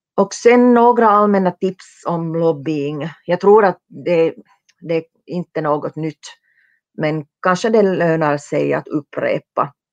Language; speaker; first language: Swedish; non-native, local second language; Finnish